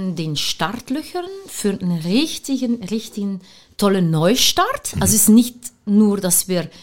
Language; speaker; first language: German; non-native, fluent; Dutch